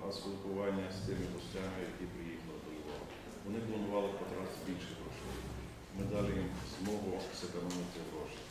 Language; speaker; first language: Ukrainian; non-native, fluent; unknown